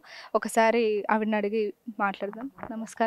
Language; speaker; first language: Telugu; native; Telugu